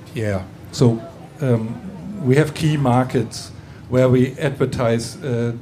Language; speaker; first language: English; non-native, fluent; German